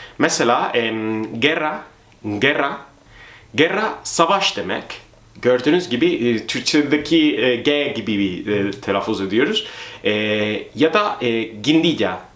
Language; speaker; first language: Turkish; non-native, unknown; Spanish